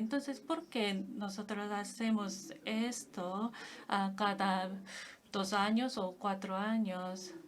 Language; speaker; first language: Spanish; non-native, fluent; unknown